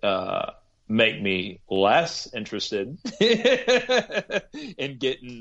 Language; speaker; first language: English; native; English